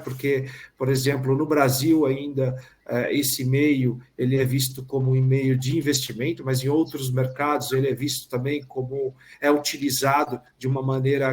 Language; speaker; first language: Portuguese; native; Portuguese